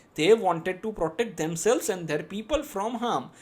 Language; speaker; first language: English; non-native, local second language; Gujarati